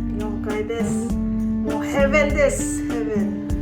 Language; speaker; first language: Japanese; non-native, fluent; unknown